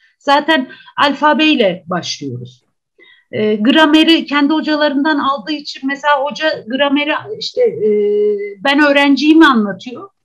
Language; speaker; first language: Turkish; native; Turkish